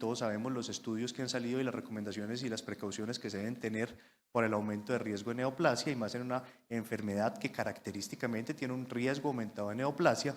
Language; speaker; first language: Spanish; native; Spanish